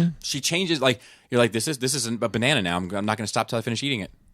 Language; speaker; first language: English; native; English